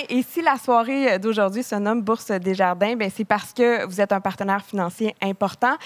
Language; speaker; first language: French; native; French